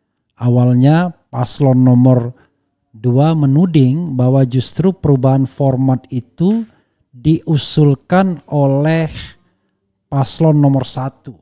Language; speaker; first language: Indonesian; native; Indonesian